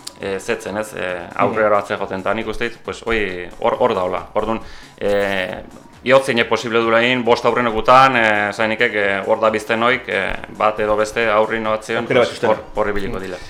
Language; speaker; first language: Basque; native; Basque